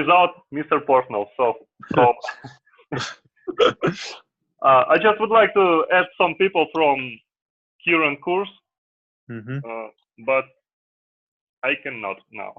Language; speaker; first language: English; non-native, learner; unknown